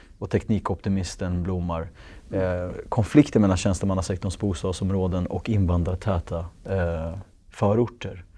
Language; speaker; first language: Swedish; early bilingual, other home language; Kurdish